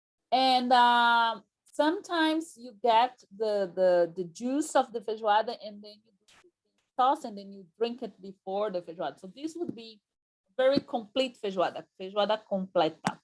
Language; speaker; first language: English; non-native, fluent; Portuguese